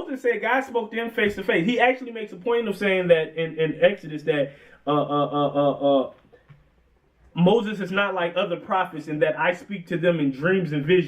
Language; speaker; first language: English; native; English